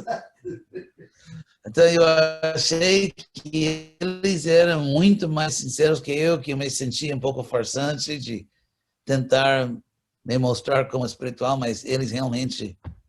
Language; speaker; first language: Portuguese; non-native, fluent; English